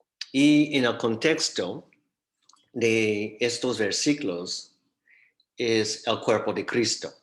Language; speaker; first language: Spanish; non-native, fluent; English